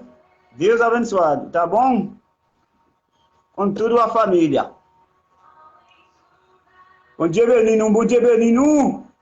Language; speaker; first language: Portuguese; non-native, learner; Haitian Creole